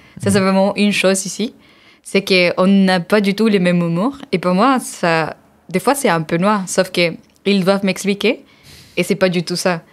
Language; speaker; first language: French; non-native, fluent; Spanish